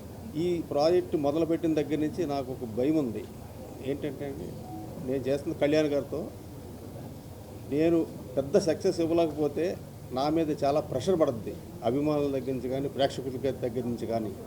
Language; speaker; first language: Telugu; native; Telugu